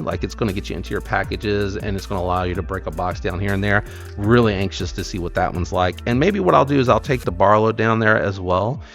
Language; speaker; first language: English; native; English